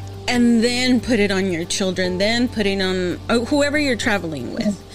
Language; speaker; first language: English; early bilingual, other home language; Spanish